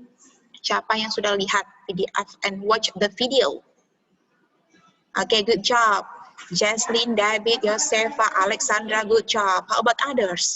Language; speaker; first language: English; non-native, fluent; Indonesian